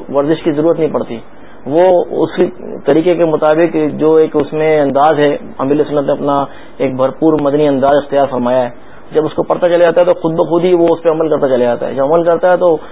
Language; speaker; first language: Urdu; native; Urdu